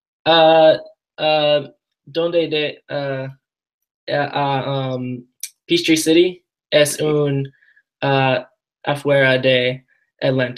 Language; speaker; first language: Spanish; non-native, learner; English